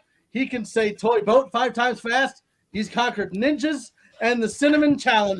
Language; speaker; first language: English; native; English